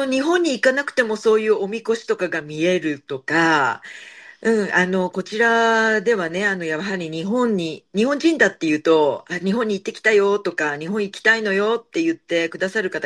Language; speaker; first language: Japanese; native; Japanese